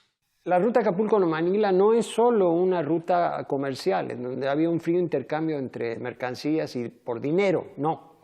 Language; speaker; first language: Spanish; native; Spanish